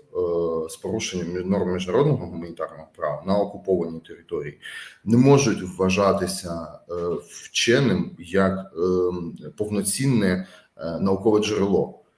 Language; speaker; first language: Ukrainian; native; Ukrainian